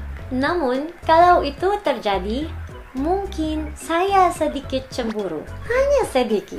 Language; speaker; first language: Indonesian; non-native, learner; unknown